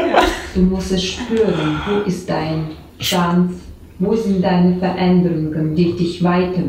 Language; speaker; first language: German; non-native, learner; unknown